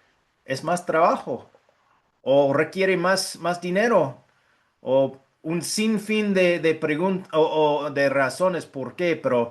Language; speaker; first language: Spanish; non-native, fluent; English